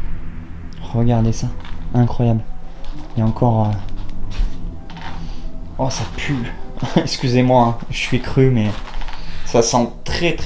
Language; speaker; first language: French; native; French